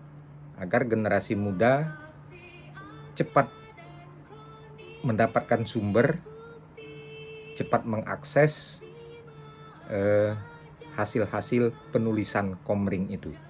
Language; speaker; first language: Indonesian; non-native, local second language; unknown